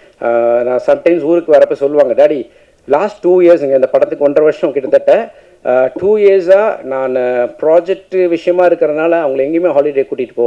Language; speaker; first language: Tamil; native; Tamil